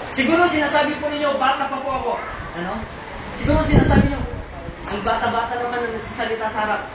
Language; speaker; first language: Filipino; non-native, local second language; Iloko